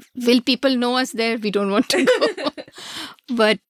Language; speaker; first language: English; non-native, local second language; Hindi